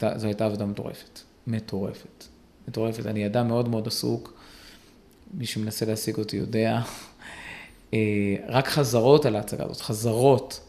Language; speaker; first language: Hebrew; native; Hebrew